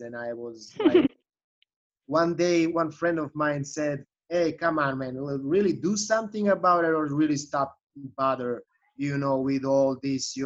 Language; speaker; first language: English; non-native, fluent; Serbian